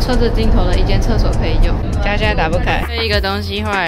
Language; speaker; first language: Chinese; native; Chinese